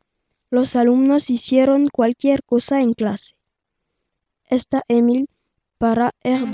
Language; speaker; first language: Spanish; non-native, learner; French